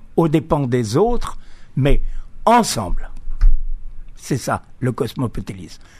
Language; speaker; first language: French; native; French